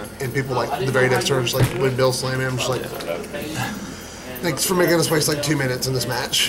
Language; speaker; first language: English; native; English